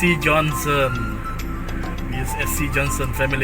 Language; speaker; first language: English; non-native, local second language; Malay